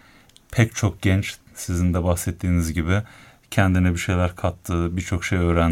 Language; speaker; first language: Turkish; native; Turkish